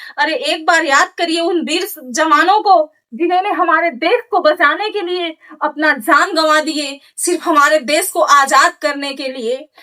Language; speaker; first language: Hindi; native; Hindi